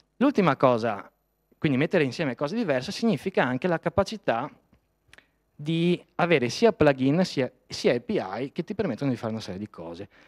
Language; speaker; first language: Italian; native; Italian